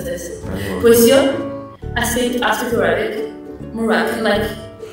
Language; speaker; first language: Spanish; early bilingual, other home language; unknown